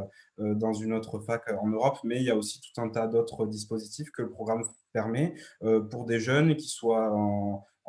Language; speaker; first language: French; native; French